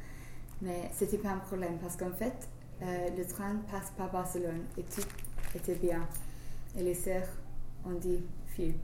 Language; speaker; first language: French; non-native, fluent; English